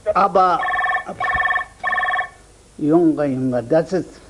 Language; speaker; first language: German; non-native, learner; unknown